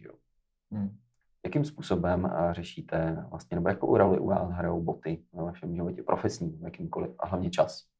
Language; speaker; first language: Czech; native; Czech